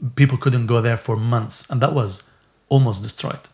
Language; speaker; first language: English; non-native, fluent; Arabic